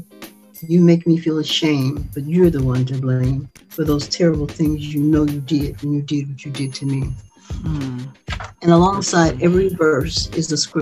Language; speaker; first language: English; native; English